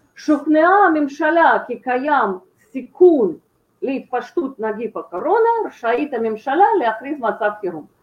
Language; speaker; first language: Hebrew; non-native, fluent; Russian